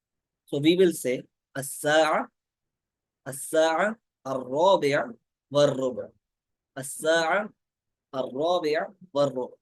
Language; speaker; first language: Arabic; non-native, learner; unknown